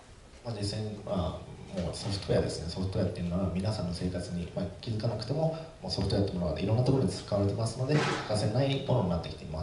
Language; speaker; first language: Japanese; native; Japanese